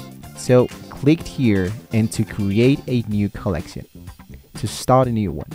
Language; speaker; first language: English; non-native, fluent; Spanish